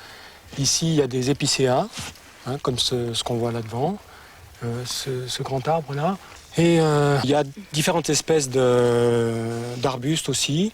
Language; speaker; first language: French; native; French